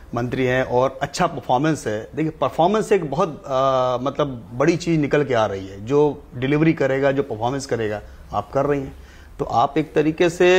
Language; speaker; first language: Hindi; native; Hindi